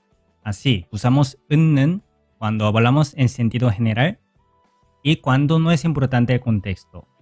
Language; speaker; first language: Spanish; non-native, fluent; Korean